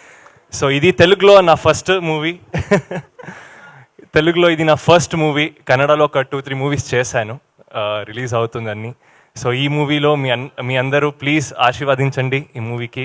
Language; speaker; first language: Telugu; non-native, learner; Kannada